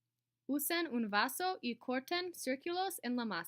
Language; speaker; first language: Spanish; non-native, learner; English